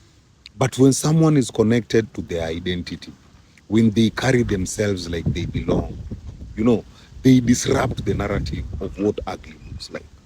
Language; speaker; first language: English; non-native, local second language; Swahili